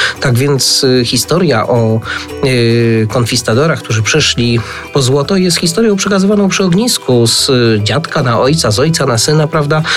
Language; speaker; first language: Polish; native; Polish